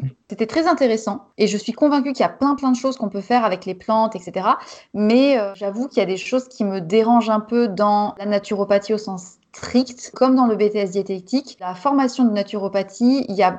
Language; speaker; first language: French; native; French